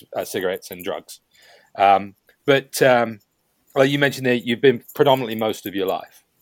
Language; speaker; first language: English; native; English